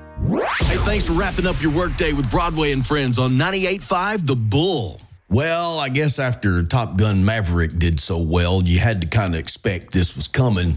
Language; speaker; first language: English; native; English